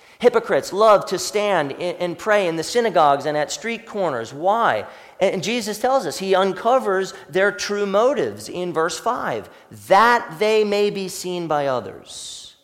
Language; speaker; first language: English; native; English